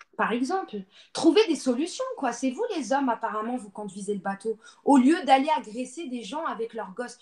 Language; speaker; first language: French; non-native, local second language; Arabic